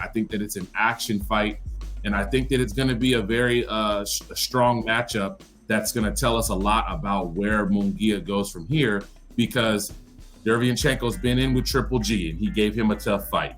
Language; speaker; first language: English; native; English